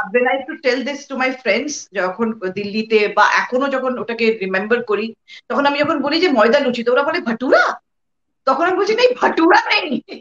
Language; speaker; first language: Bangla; early bilingual, heritage; Bangla